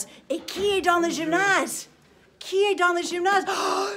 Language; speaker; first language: French; non-native, fluent; English